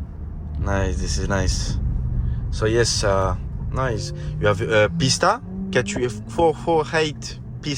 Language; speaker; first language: English; non-native, learner; French